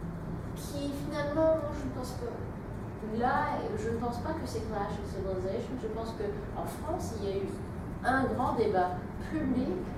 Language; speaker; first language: French; non-native, fluent; English